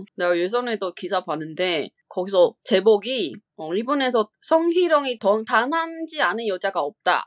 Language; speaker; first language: Korean; non-native, learner; Chinese